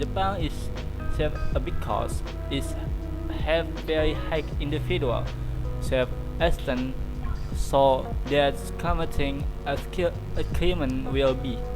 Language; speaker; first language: English; non-native, learner; Indonesian